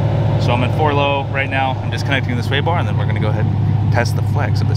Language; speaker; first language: English; native; English